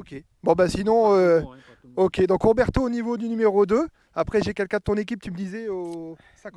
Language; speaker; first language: French; native; French